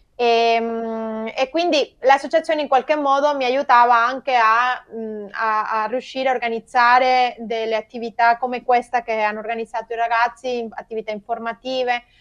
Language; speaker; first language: Italian; non-native, fluent; Spanish